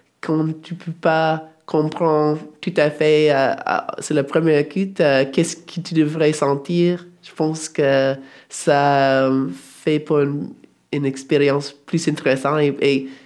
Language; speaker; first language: French; non-native, fluent; English